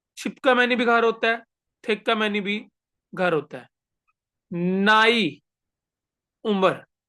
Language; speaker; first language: Urdu; native; Urdu